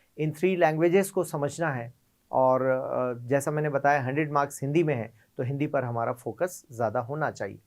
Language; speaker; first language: Hindi; native; Hindi